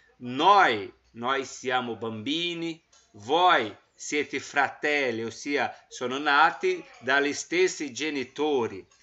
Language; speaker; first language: Italian; non-native, fluent; Portuguese